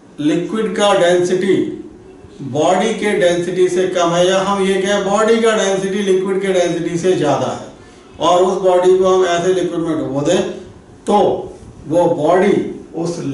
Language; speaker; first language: Hindi; native; Hindi